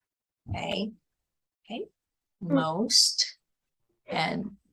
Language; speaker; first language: English; non-native, fluent; Chinese